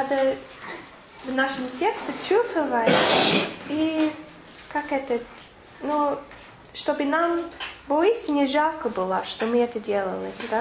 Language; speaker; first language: Russian; non-native, fluent; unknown